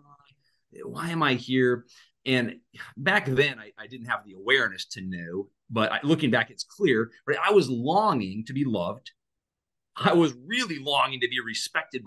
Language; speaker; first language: English; native; English